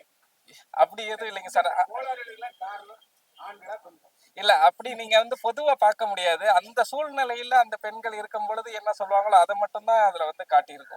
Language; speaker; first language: Tamil; native; Tamil